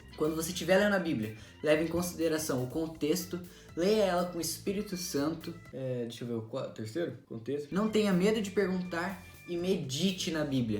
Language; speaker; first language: Portuguese; native; Portuguese